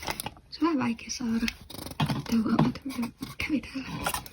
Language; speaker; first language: Finnish; non-native, learner; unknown